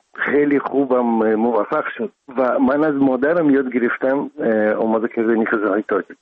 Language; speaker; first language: Persian; non-native, local second language; Russian